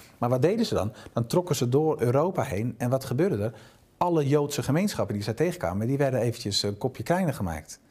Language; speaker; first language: Dutch; native; Dutch